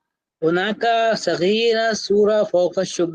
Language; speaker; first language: Arabic; non-native, fluent; Urdu